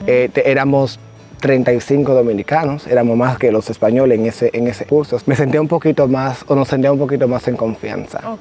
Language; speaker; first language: Spanish; native; Spanish